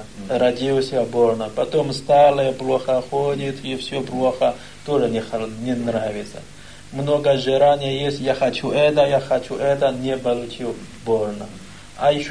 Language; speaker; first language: Russian; non-native, learner; Chinese